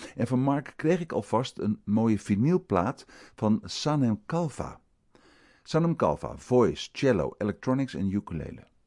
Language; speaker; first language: Dutch; native; Dutch